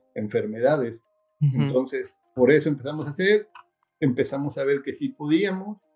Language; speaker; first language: Spanish; native; Spanish